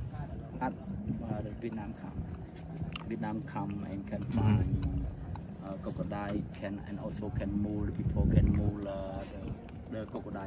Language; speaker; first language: English; non-native, learner; Khmer